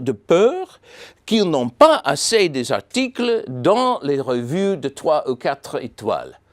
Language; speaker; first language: French; non-native, fluent; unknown